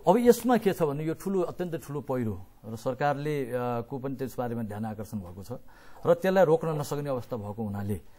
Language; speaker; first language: Nepali; native; Nepali